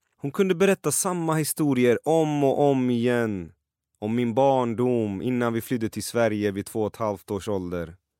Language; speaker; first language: Swedish; early bilingual, other home language; Persian